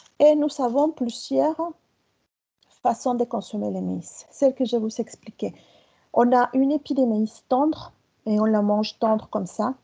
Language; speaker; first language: French; non-native, fluent; Spanish